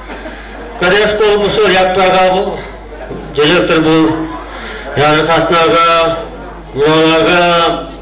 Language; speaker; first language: Russian; non-native, local second language; Kara-Kalpak